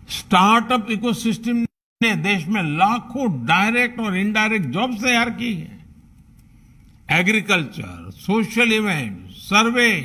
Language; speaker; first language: Hindi; non-native, local second language; Gujarati